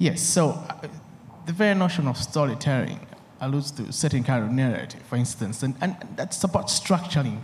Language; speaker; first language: English; non-native, local second language; Nyanja